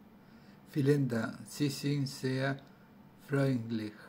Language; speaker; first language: German; non-native, learner; Spanish